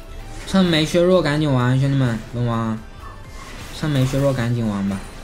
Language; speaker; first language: Chinese; native; Chinese